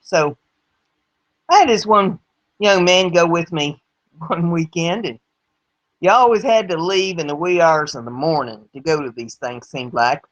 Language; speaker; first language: English; native; English